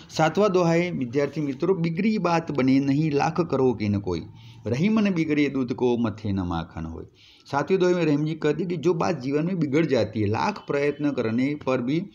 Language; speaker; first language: Hindi; non-native, local second language; Gujarati